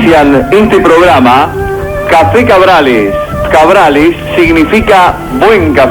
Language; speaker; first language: Spanish; native; Spanish